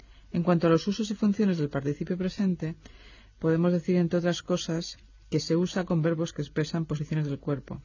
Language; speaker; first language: Spanish; native; Spanish